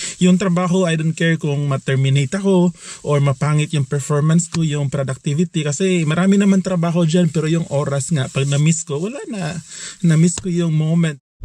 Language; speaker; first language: Filipino; non-native, local second language; Cebuano